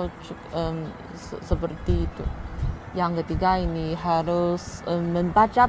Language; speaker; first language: Indonesian; non-native, learner; Chinese